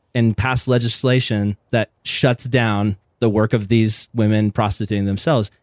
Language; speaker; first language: English; native; English